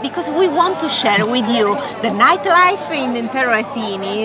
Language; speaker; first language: English; non-native, fluent; Italian